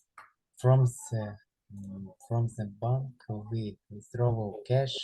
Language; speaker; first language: English; non-native, learner; Ukrainian